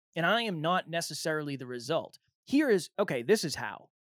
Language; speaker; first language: English; native; English